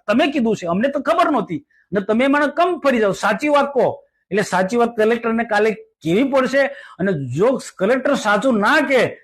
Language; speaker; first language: Gujarati; non-native, local second language; Vasavi